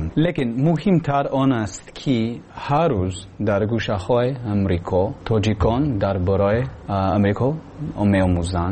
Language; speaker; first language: Persian; non-native, learner; English